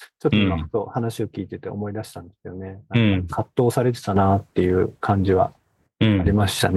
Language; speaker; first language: Japanese; native; Japanese